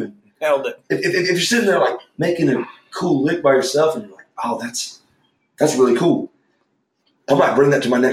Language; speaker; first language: English; native; English